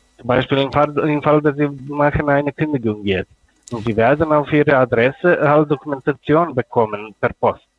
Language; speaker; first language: German; non-native, learner; Russian